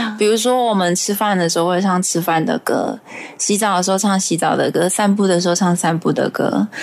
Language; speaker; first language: Chinese; non-native, local second language; Hakka Chinese